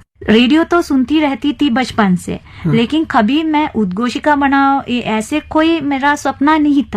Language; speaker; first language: Hindi; non-native, fluent; Sinhala